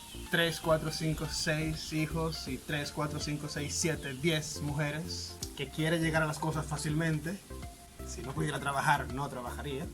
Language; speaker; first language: Spanish; native; Spanish